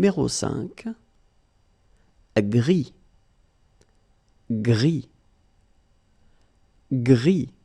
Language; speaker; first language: French; native; French